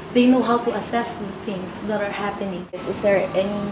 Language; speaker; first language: English; non-native, local second language; Filipino